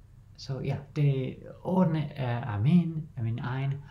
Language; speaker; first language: Danish; non-native, learner; English